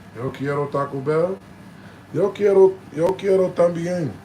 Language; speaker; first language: Spanish; non-native, learner; English